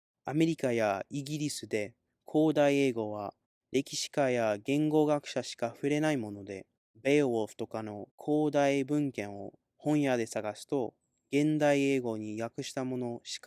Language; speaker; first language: Japanese; non-native, learner; English